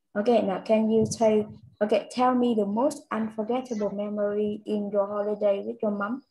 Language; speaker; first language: English; non-native, learner; Vietnamese